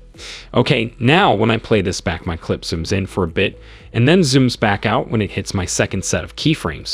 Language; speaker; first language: English; native; English